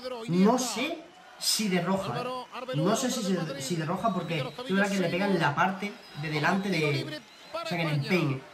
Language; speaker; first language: Spanish; native; Spanish